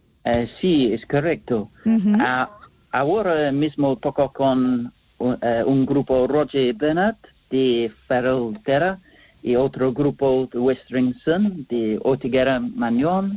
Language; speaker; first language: Spanish; non-native, learner; English